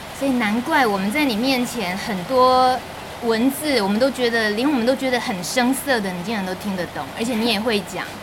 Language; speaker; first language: Chinese; native; Chinese